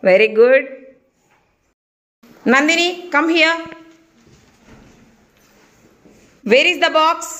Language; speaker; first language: English; non-native, local second language; Telugu